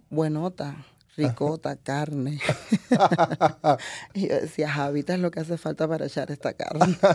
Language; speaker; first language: Spanish; native; Spanish